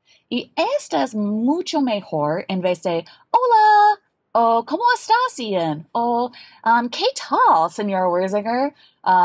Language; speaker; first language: Spanish; non-native, learner; English